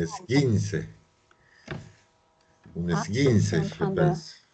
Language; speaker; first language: French; non-native, learner; Spanish